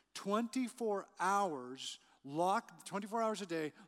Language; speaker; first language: English; native; English